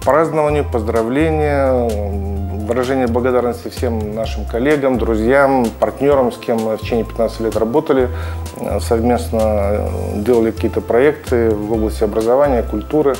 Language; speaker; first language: Russian; native; Russian